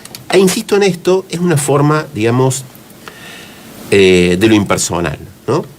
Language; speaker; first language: Spanish; native; Spanish